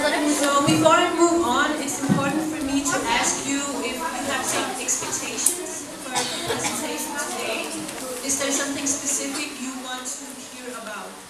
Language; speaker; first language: English; non-native, fluent; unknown